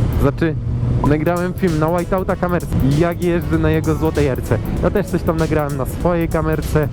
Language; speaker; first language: Polish; native; Polish